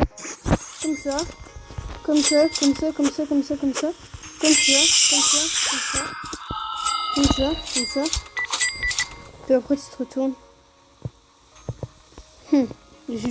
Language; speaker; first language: French; native; French